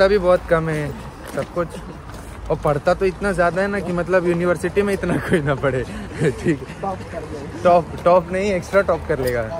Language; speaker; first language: Hindi; native; Hindi